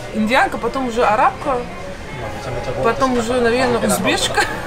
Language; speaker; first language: Russian; non-native, fluent; Persian